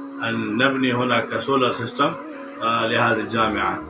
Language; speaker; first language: Arabic; non-native, fluent; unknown